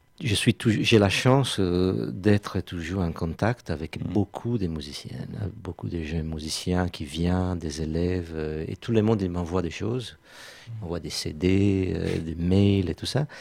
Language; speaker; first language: French; non-native, fluent; Italian